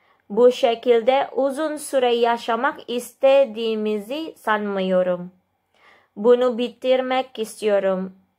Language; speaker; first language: Turkish; non-native, learner; Indonesian